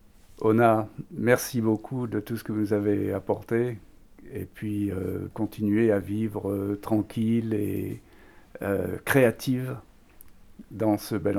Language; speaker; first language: French; native; French